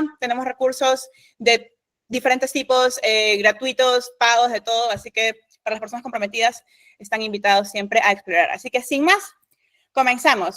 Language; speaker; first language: Spanish; native; Spanish